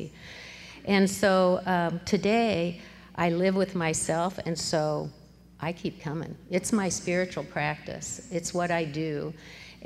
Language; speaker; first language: English; native; English